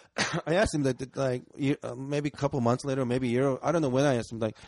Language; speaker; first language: English; early bilingual, other home language; Japanese